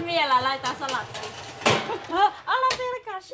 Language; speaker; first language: Finnish; non-native, learner; Thai